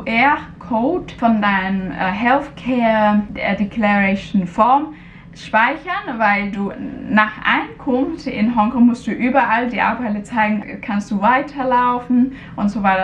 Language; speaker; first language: German; non-native, fluent; Cantonese